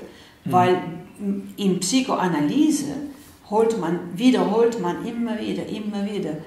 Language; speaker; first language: German; non-native, fluent; Dutch